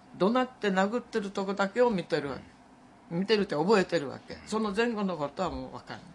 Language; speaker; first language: Japanese; native; Japanese